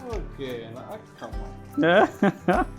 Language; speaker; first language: English; non-native, local second language; Tamil